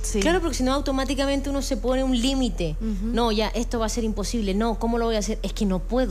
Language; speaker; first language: Spanish; native; Spanish